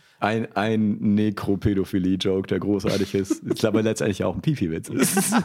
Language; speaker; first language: German; early bilingual, other home language; Russian